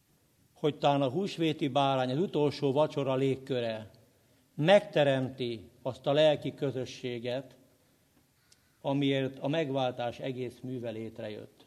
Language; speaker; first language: Hungarian; native; Hungarian